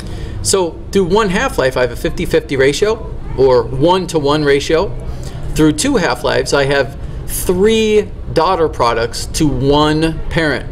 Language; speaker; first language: English; native; English